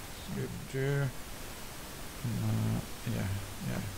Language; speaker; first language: English; non-native, learner; French